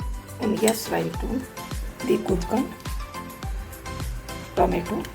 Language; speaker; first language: German; non-native, learner; Hindi